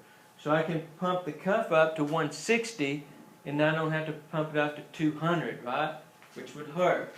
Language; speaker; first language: English; native; English